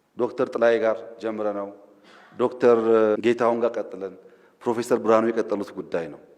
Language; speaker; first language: Amharic; non-native, local second language; Oromo